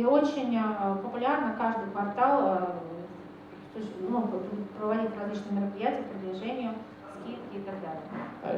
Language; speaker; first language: Russian; native; Russian